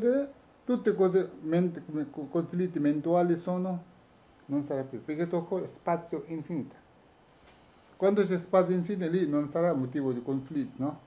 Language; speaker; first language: Italian; non-native, learner; Tibetan